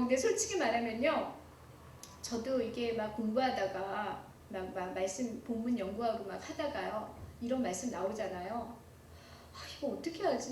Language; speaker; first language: Korean; native; Korean